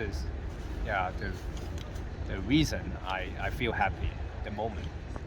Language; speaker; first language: English; non-native, learner; Cantonese